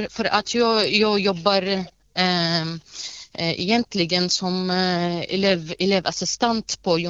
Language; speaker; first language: Swedish; non-native, fluent; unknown